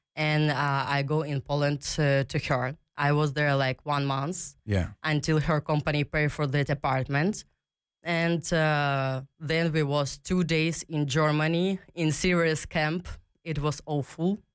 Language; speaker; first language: English; non-native, learner; Ukrainian